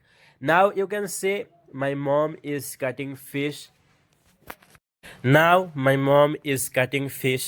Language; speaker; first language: English; non-native, learner; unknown